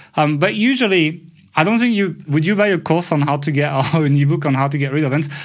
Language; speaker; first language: English; non-native, fluent; French